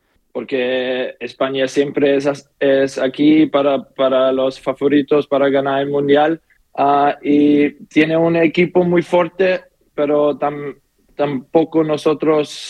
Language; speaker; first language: Spanish; non-native, learner; German